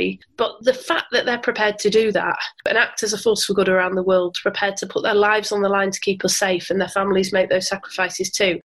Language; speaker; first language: English; native; English